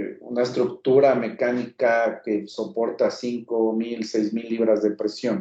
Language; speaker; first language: Spanish; native; Spanish